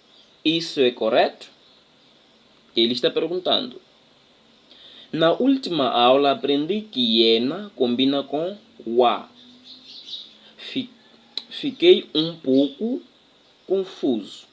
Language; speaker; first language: Portuguese; non-native, local second language; Tsonga